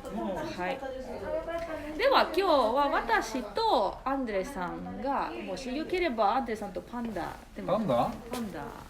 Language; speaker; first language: Japanese; non-native, learner; Russian